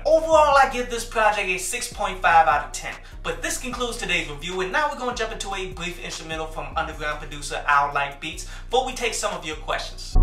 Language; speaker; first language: English; native; English